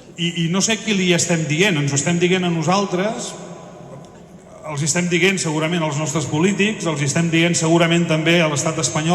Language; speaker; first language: Catalan; native; Catalan